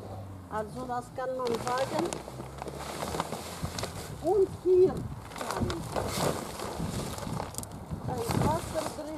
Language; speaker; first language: German; non-native, fluent; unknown